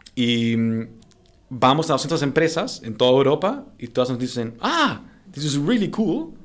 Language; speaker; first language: Spanish; native; Spanish